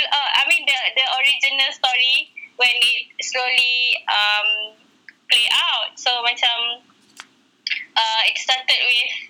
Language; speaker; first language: English; non-native, local second language; Malay